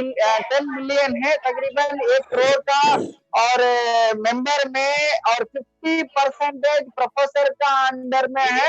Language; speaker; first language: Hindi; non-native, local second language; Tamil